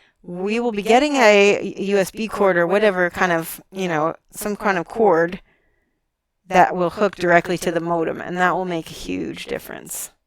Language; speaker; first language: English; native; English